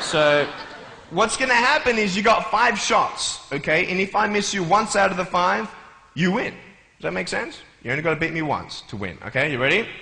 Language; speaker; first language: English; native; English